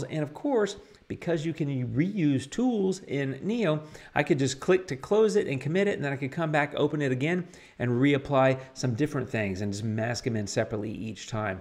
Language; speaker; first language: English; native; English